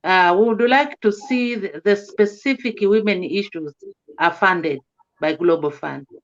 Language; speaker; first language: English; non-native, local second language; Swahili